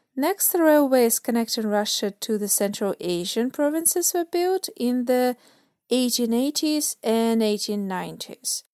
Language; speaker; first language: English; non-native, fluent; Russian